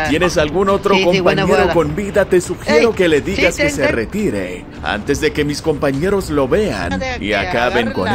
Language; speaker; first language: Spanish; native; Spanish